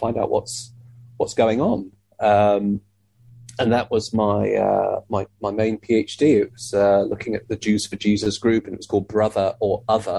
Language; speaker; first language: English; native; English